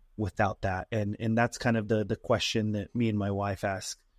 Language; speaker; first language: English; native; English